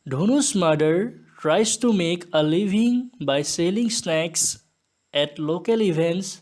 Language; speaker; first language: English; non-native, local second language; Assamese